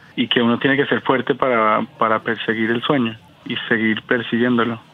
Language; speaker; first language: Spanish; early bilingual, heritage; Spanish